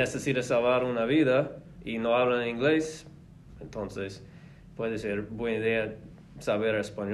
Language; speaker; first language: Spanish; non-native, fluent; English